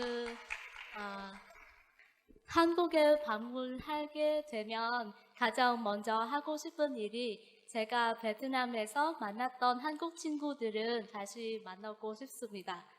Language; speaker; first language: Korean; non-native, fluent; Vietnamese